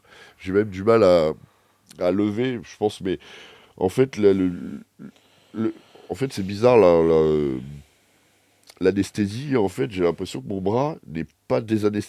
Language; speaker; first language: French; native; French